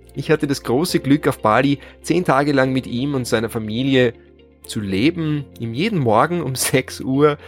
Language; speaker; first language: German; native; German